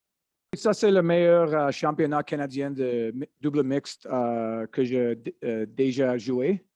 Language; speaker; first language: French; non-native, learner; English